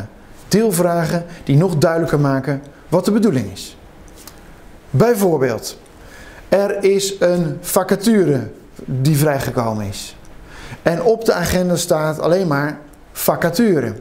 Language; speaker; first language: Dutch; native; Dutch